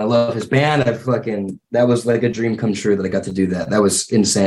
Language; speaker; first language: English; native; English